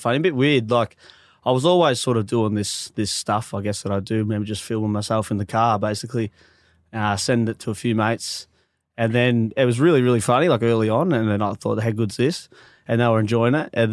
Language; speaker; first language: English; native; English